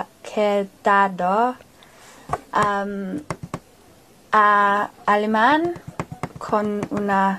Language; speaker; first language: Spanish; non-native, learner; English